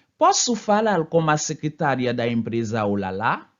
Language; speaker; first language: Portuguese; non-native, fluent; Haitian Creole